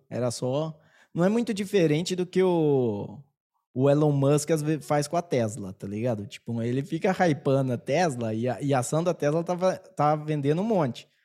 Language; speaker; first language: Portuguese; native; Portuguese